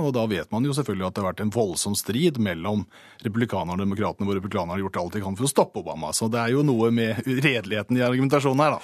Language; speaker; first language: Norwegian; native; Norwegian